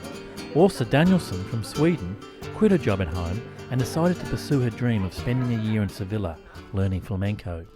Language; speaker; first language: English; native; English